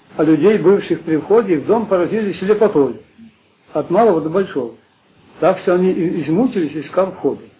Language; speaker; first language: Russian; early bilingual, heritage; Russian